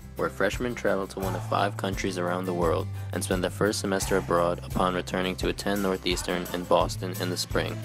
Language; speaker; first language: English; native; English